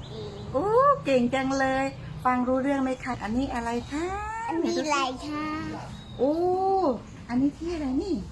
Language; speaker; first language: Thai; native; Thai